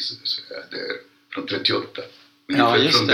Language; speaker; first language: Swedish; non-native, fluent; Polish